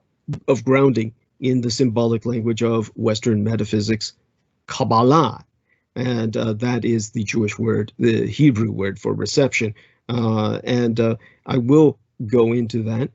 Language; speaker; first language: English; native; English